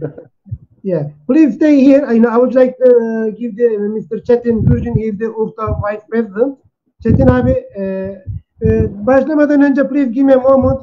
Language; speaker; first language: English; non-native, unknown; Turkish